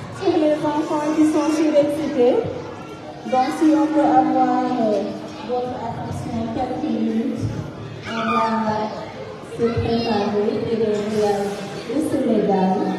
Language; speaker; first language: French; non-native, local second language; Fula